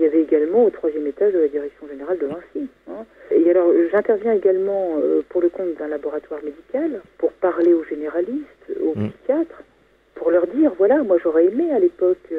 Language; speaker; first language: French; native; French